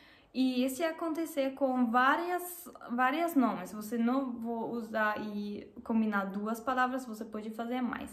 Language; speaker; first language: Portuguese; non-native, learner; German